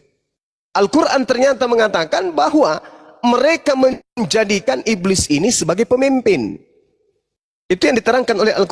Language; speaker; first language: Indonesian; native; Indonesian